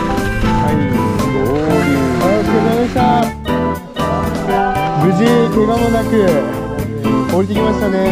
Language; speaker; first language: Japanese; native; Japanese